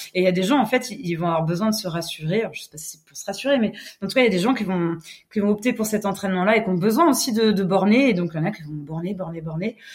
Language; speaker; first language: French; non-native, fluent; English